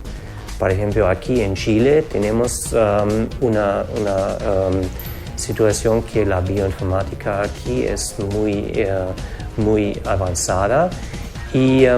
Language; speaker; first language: Spanish; non-native, fluent; German